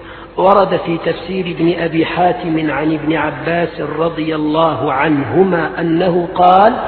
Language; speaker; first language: Arabic; native; Arabic